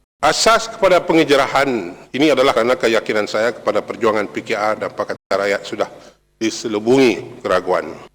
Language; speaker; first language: Malay; native; Malay